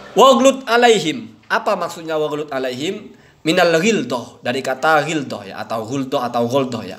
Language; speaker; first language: Indonesian; non-native, local second language; Madurese